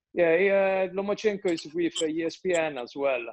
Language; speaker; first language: English; non-native, fluent; Italian